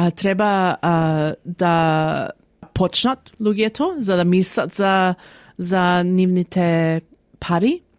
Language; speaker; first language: Macedonian; early bilingual, heritage; Macedonian